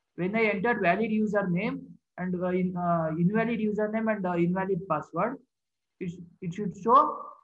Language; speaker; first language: English; non-native, local second language; Kannada